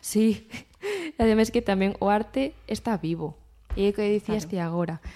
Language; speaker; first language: Galician; native; Galician